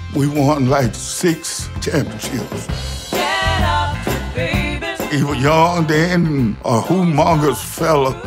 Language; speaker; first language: English; native; English